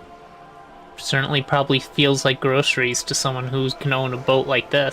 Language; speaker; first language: English; native; English